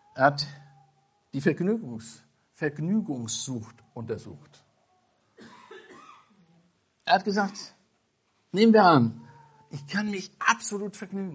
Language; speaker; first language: German; non-native, fluent; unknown